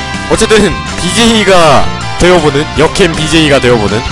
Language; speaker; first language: Korean; native; Korean